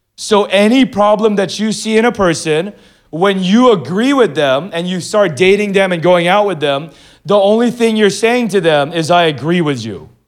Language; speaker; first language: English; early bilingual, other home language; Filipino